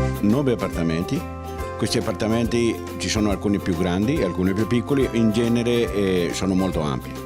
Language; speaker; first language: Italian; non-native, fluent; Spanish